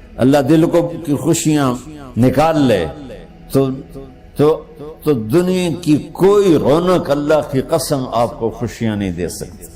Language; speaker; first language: Urdu; non-native, local second language; Punjabi